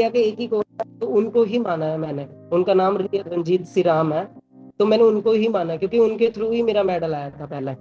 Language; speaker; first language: Hindi; native; Hindi